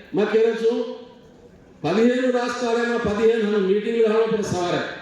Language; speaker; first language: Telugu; non-native, local second language; Lambadi